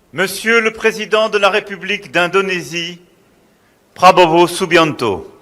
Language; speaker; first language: French; native; French